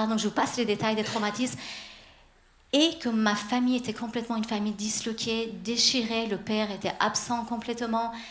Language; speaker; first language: French; early bilingual, other home language; Persian